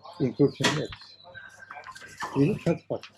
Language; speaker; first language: English; non-native, learner; Thai